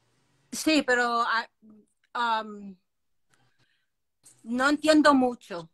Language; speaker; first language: Spanish; early bilingual, heritage; Spanish